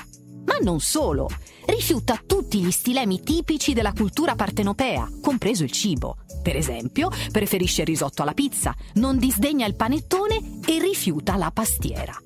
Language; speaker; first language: Italian; native; Italian